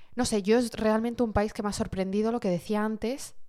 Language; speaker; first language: Spanish; early bilingual, heritage; Arabic